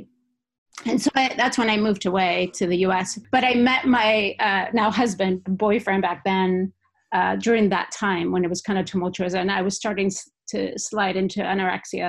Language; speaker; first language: English; non-native, fluent; Spanish